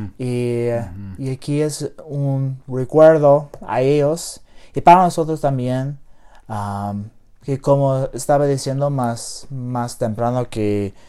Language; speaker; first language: Spanish; non-native, learner; English